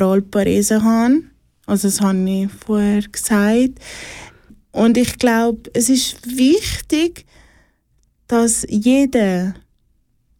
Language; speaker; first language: German; native; German